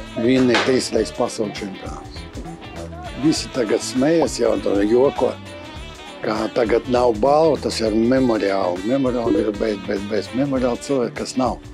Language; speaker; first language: Latvian; non-native, local second language; Russian